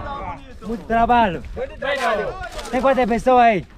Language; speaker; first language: Portuguese; non-native, learner; Vietnamese